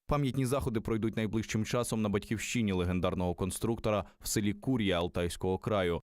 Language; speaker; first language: Ukrainian; native; Ukrainian